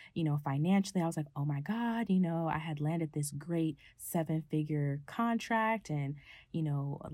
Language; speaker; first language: English; native; English